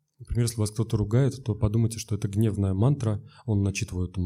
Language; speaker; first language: Russian; native; Russian